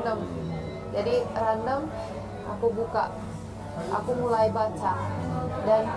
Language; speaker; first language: Indonesian; non-native, fluent; Finnish